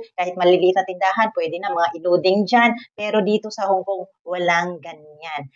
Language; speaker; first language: Filipino; native; Filipino